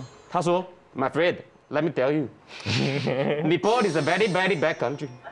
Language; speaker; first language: English; non-native, fluent; Chinese